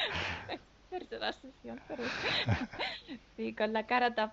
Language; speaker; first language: Spanish; non-native, fluent; French